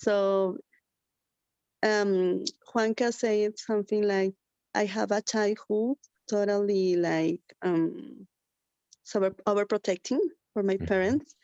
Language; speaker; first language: English; non-native, learner; Spanish